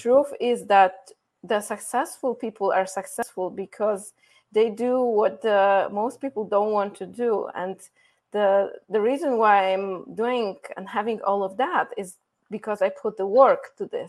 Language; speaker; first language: English; non-native, fluent; Polish